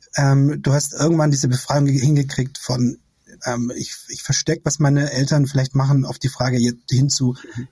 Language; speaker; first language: German; native; German